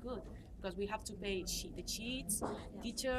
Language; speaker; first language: English; non-native, learner; Spanish